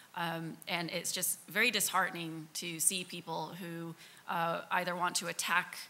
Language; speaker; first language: English; native; English